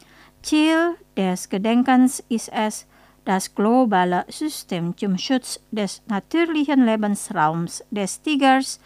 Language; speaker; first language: German; non-native, fluent; Indonesian